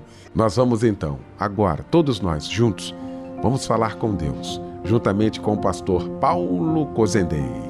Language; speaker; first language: Portuguese; native; Portuguese